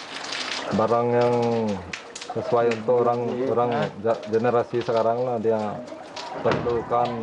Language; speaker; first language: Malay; non-native, local second language; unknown